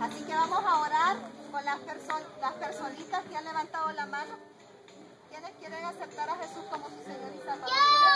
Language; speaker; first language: Spanish; native; Spanish